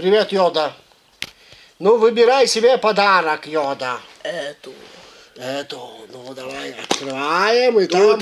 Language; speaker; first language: Russian; early bilingual, heritage; Russian